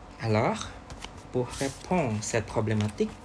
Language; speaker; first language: French; non-native, learner; Indonesian